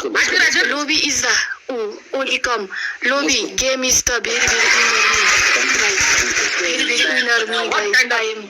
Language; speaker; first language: English; non-native, learner; Nepali